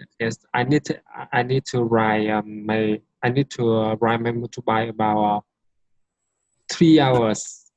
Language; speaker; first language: English; non-native, learner; Vietnamese